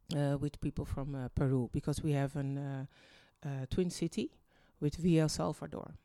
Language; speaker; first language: English; early bilingual, other home language; Dutch